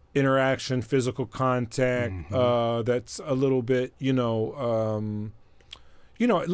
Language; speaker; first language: English; native; English